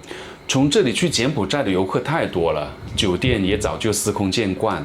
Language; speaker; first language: Chinese; native; Chinese